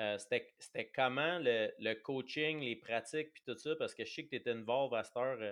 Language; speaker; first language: French; native; French